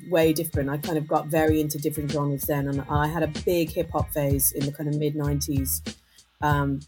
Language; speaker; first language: English; native; English